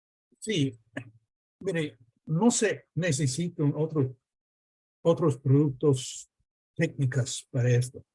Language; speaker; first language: Spanish; non-native, fluent; English